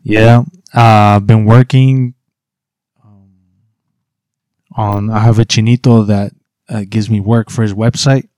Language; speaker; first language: English; early bilingual, other home language; Spanish